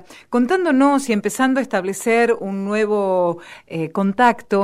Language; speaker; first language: Spanish; native; Spanish